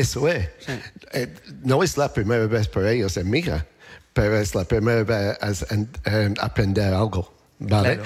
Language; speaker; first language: Spanish; non-native, learner; English